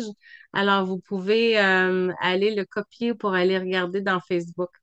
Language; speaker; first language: French; native; French